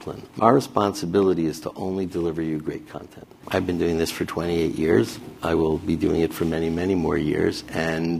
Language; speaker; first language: English; native; English